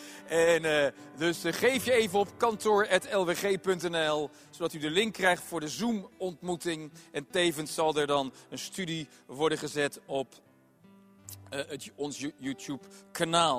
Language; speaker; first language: Dutch; native; Dutch